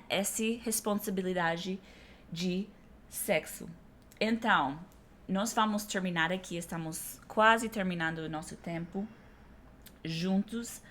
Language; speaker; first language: Portuguese; non-native, fluent; English